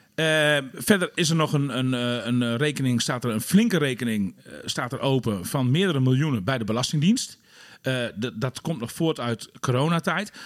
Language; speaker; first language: Dutch; native; Dutch